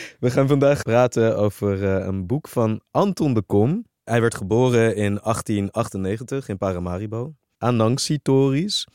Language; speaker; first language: Dutch; native; Dutch